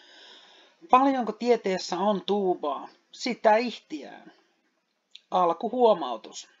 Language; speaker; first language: Finnish; native; Finnish